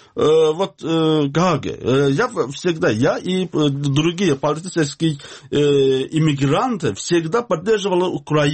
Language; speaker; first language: Russian; non-native, learner; Azerbaijani